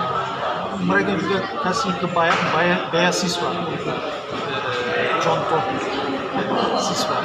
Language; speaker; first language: Indonesian; non-native, learner; English